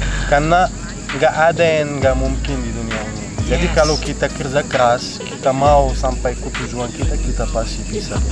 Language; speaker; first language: Indonesian; non-native, fluent; Arabic